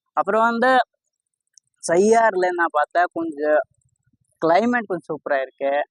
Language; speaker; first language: Tamil; non-native, learner; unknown